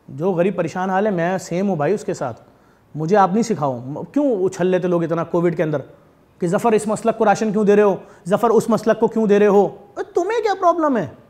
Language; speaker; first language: Urdu; native; Urdu